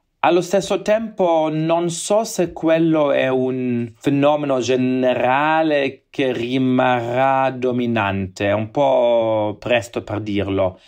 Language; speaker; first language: Italian; non-native, fluent; German